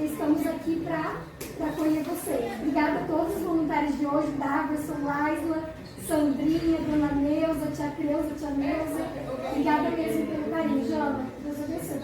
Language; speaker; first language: Portuguese; native; Portuguese